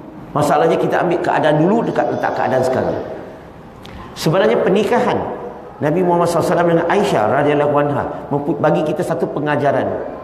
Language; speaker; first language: Malay; native; Malay